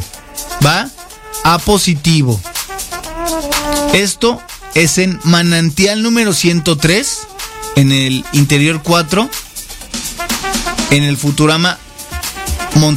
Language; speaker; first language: Spanish; native; Spanish